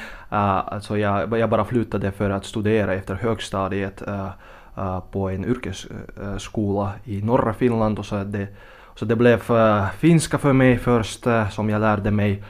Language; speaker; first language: Swedish; non-native, fluent; Russian